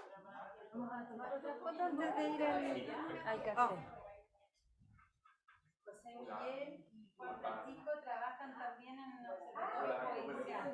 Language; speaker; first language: Spanish; native; Spanish